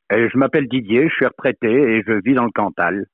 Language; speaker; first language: French; native; French